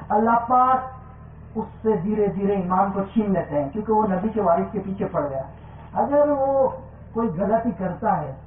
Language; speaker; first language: Urdu; non-native, local second language; Gujarati